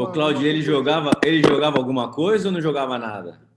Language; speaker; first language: Portuguese; native; Portuguese